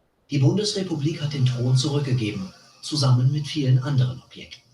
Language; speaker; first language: German; native; German